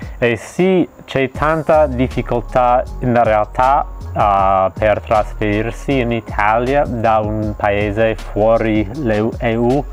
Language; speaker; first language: Italian; non-native, fluent; English